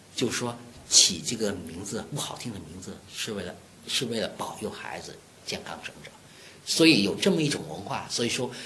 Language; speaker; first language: Chinese; native; Chinese